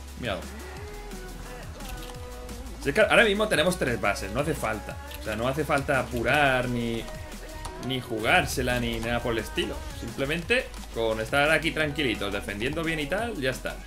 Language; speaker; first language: Spanish; native; Spanish